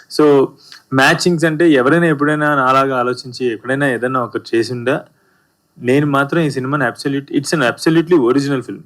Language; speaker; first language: Telugu; native; Telugu